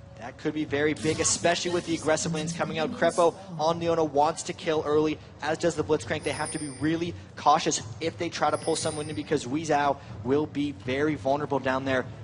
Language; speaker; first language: English; native; English